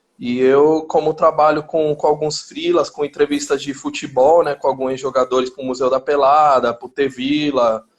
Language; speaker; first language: Portuguese; early bilingual, other home language; Spanish